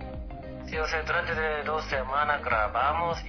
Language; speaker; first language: Spanish; non-native, fluent; Korean